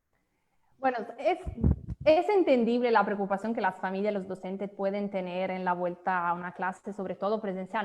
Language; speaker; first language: Spanish; native; Spanish